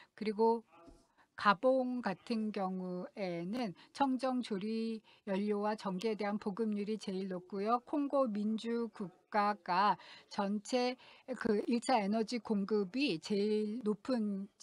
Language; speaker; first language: Korean; non-native, fluent; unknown